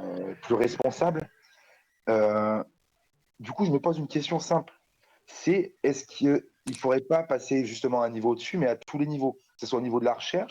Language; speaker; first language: French; native; French